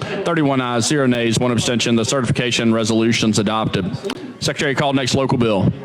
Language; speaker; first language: English; native; English